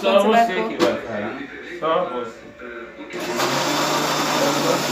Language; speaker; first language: Portuguese; non-native, learner; Haitian Creole